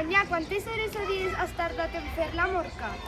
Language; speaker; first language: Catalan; non-native, local second language; Spanish